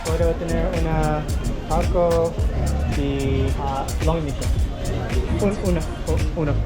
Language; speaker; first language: Spanish; non-native, learner; English